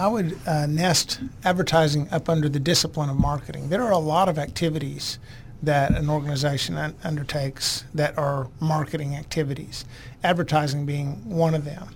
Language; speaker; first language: English; native; English